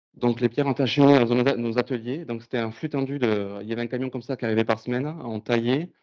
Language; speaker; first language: French; native; French